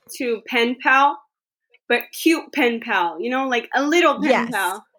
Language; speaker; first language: English; native; English